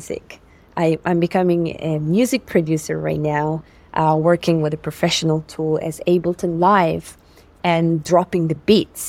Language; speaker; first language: English; non-native, fluent; Yakut